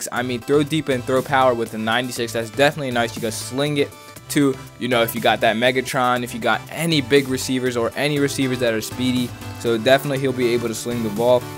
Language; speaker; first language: English; native; English